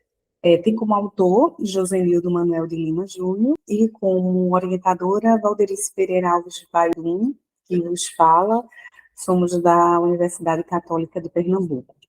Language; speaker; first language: Portuguese; native; Portuguese